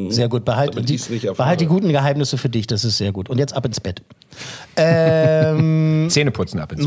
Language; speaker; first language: German; native; German